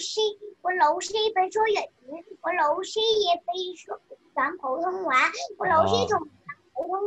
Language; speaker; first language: Cantonese; early bilingual, other home language; Chinese